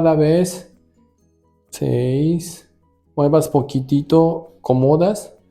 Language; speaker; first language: Spanish; non-native, learner; Japanese